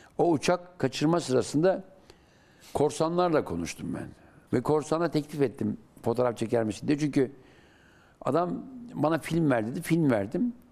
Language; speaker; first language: Turkish; native; Turkish